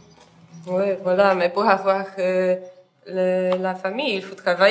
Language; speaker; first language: French; non-native, learner; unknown